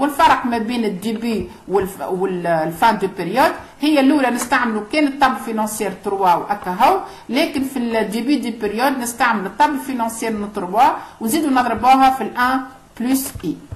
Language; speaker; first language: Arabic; native; Arabic